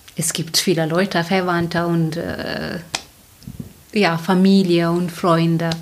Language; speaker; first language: German; non-native, learner; Tigrinya